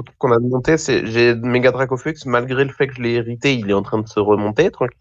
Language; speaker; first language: French; native; French